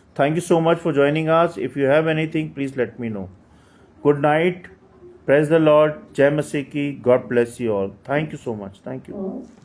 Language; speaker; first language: English; non-native, local second language; Hindi